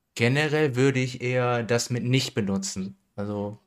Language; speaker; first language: German; native; German